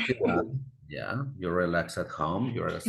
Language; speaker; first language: English; non-native, fluent; Spanish